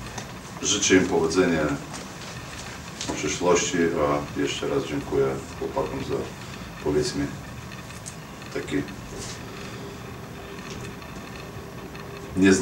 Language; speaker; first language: Polish; non-native, fluent; Lithuanian